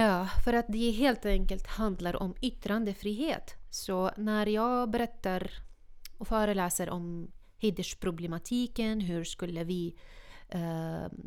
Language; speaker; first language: Swedish; non-native, fluent; Arabic